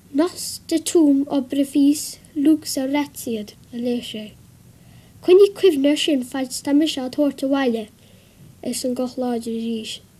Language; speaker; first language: Irish; native; Irish